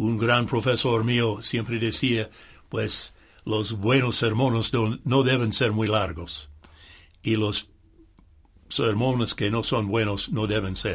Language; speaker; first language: Spanish; non-native, fluent; English